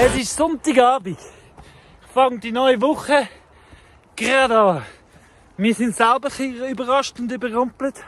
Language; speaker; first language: German; non-native, fluent; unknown